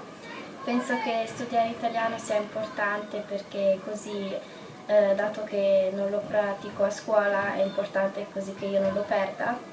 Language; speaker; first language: Italian; early bilingual, heritage; Italian